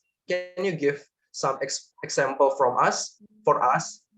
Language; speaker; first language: English; non-native, learner; Indonesian